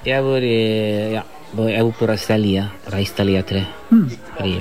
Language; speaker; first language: Norwegian; non-native, fluent; Spanish